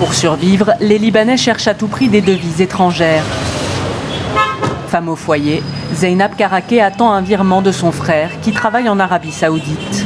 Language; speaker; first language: French; native; French